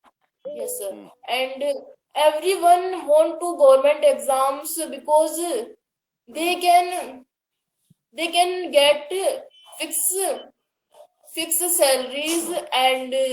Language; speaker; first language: English; non-native, learner; Hindi